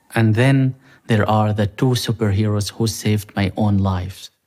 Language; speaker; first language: English; non-native, fluent; Arabic